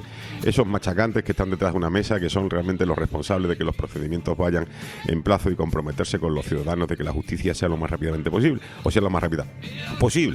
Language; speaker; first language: Spanish; native; Spanish